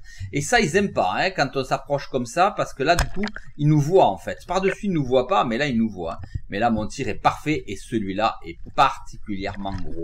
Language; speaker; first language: French; native; French